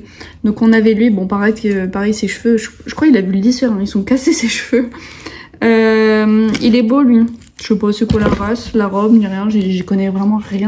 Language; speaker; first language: French; native; French